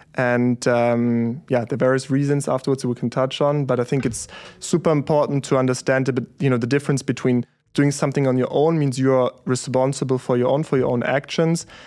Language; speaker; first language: English; early bilingual, other home language; German